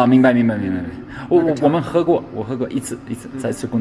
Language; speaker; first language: Chinese; non-native, fluent; English